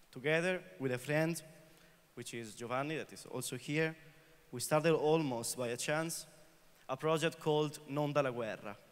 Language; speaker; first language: English; non-native, fluent; Italian